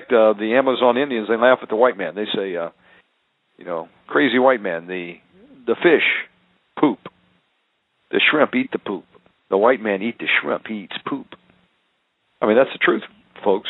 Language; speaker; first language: English; native; English